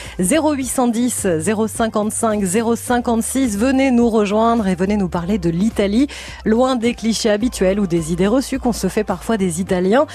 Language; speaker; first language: French; native; French